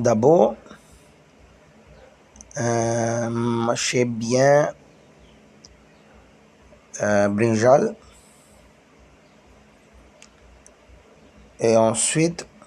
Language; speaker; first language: French; non-native, learner; Tamil